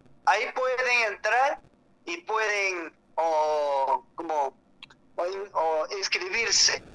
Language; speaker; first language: Spanish; non-native, learner; Korean